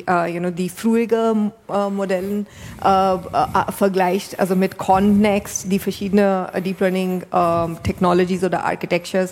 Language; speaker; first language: German; non-native, fluent; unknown